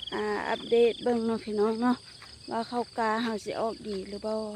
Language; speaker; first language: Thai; non-native, local second language; Lao